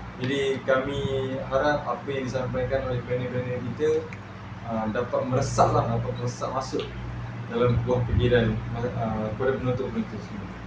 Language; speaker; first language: Malay; native; Malay